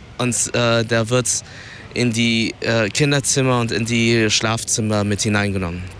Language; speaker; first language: German; early bilingual, other home language; Vietnamese